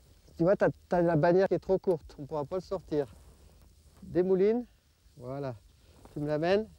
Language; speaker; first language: French; native; French